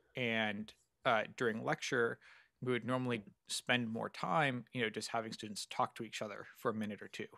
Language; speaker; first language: English; native; English